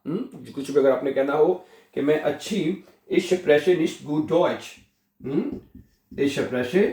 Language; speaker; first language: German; non-native, fluent; Urdu